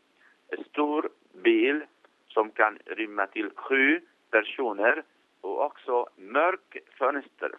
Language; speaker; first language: Swedish; non-native, fluent; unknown